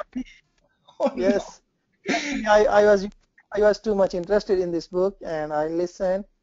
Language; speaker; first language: English; non-native, local second language; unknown